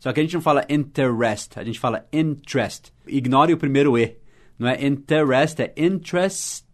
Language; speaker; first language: Portuguese; non-native, fluent; English